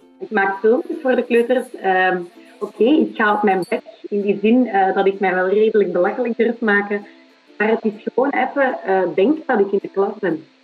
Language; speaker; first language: Dutch; native; Dutch